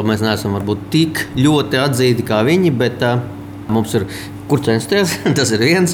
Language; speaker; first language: Latvian; native; Latvian